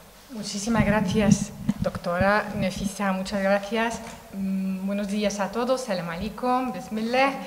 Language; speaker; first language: Spanish; non-native, fluent; Arabic